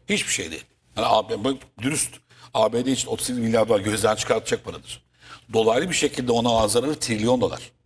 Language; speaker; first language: Turkish; native; Turkish